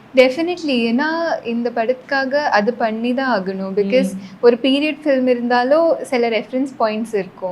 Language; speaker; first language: Tamil; non-native, fluent; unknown